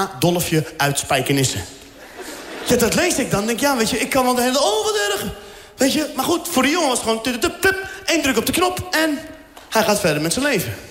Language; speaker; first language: Dutch; early bilingual, other home language; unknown